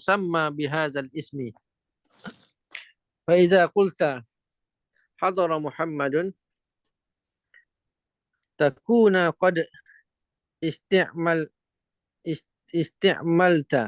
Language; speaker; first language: Arabic; non-native, fluent; Malay